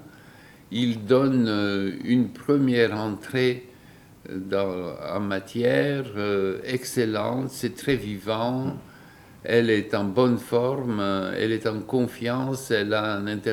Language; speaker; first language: French; non-native, fluent; Bulgarian